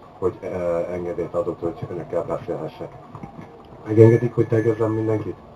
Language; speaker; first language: Hungarian; early bilingual, heritage; Hungarian